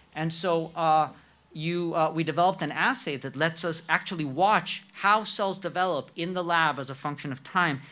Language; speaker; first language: English; non-native, fluent; Spanish